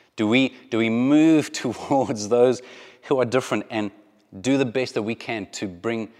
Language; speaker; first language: English; native; English